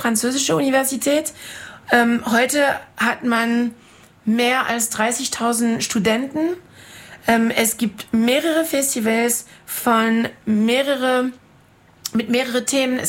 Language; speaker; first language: German; non-native, fluent; French